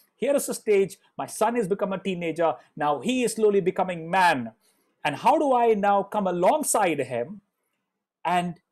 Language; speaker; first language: English; non-native, local second language; Malayalam